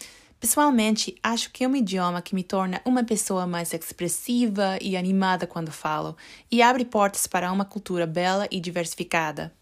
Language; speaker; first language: Portuguese; non-native, learner; English